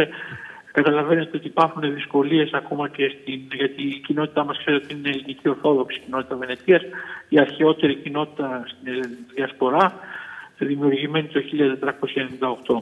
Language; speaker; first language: Greek; native; Greek